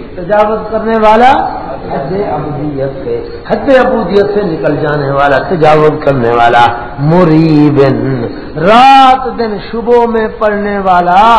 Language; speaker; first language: Urdu; non-native, local second language; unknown